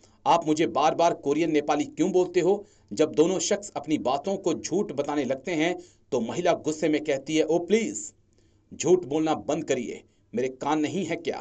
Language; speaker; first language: Hindi; native; Hindi